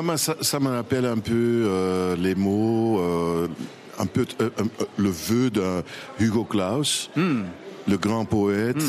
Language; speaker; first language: French; non-native, local second language; Dutch